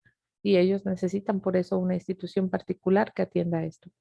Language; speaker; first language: Spanish; native; Spanish